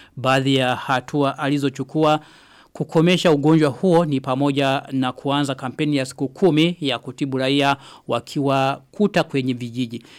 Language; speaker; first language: Swahili; non-native, local second language; Rundi